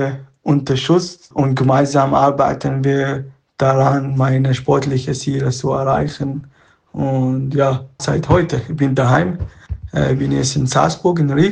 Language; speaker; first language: German; non-native, learner; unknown